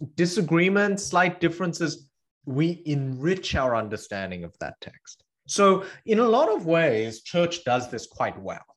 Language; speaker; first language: English; early bilingual, other home language; Korean